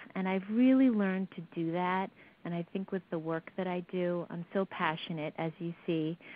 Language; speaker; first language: English; native; English